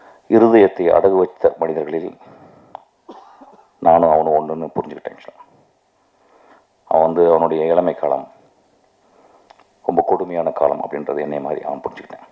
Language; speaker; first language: Tamil; native; Tamil